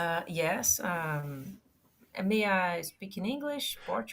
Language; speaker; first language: English; non-native, fluent; Portuguese